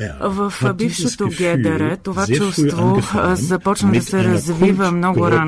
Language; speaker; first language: Bulgarian; non-native, fluent; German